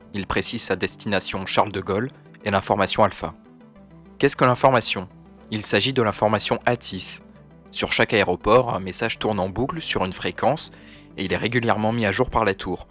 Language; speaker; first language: French; native; French